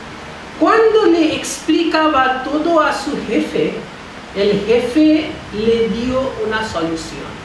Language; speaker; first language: Spanish; non-native, fluent; Bangla